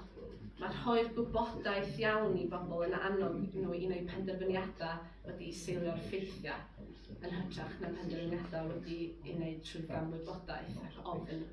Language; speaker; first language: Welsh; native; Welsh